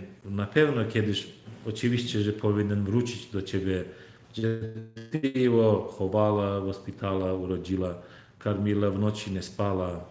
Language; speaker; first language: Polish; non-native, fluent; Turkmen